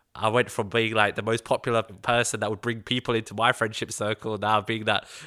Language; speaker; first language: English; native; English